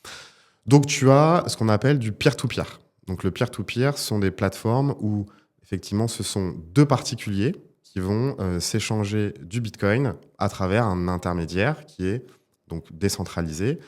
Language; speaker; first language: French; native; French